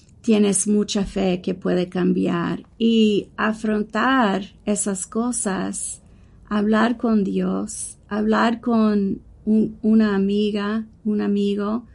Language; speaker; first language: Spanish; non-native, learner; English